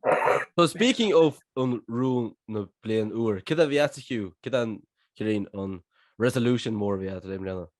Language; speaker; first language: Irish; non-native, local second language; English